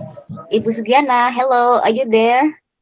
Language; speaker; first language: English; non-native, fluent; Indonesian